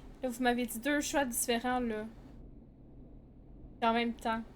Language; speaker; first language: French; native; French